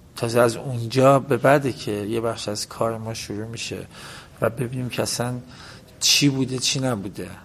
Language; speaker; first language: Persian; native; Persian